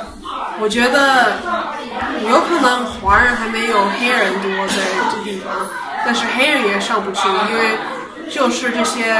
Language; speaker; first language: Chinese; early bilingual, heritage; Chinese